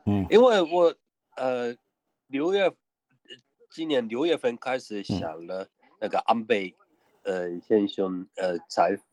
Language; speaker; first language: Chinese; non-native, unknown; Japanese